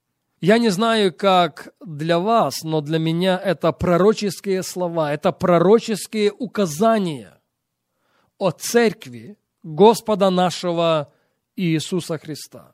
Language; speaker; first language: Russian; native; Russian